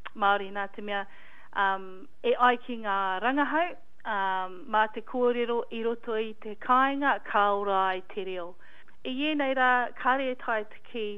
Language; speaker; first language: Māori; non-native, local second language; English